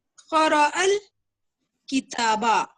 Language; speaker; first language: Arabic; non-native, learner; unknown